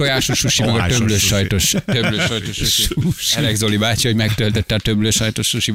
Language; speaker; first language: Hungarian; native; Hungarian